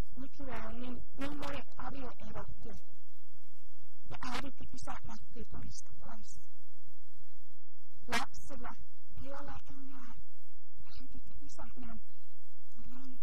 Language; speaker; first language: Finnish; early bilingual, heritage; Finnish